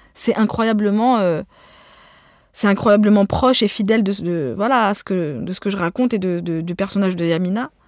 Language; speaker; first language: French; early bilingual, other home language; Arabic